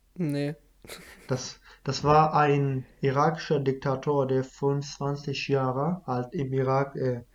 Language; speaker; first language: German; non-native, fluent; Kurdish